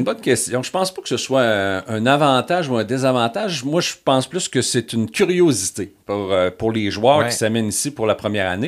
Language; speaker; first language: French; native; French